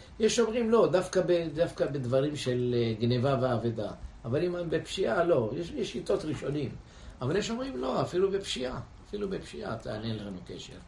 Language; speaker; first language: Hebrew; non-native, fluent; English